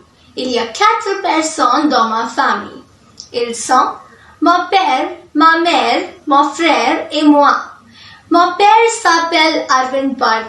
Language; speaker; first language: French; non-native, learner; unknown